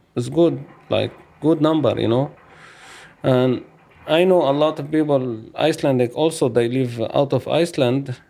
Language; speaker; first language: English; non-native, learner; Arabic